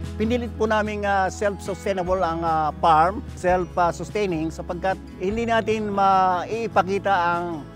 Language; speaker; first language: Filipino; native; Filipino